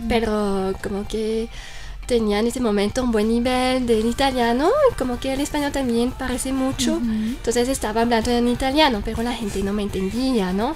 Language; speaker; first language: Spanish; non-native, fluent; French